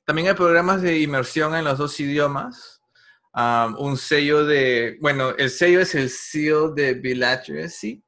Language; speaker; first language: Spanish; non-native, fluent; English